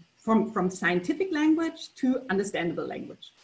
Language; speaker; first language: English; non-native, fluent; German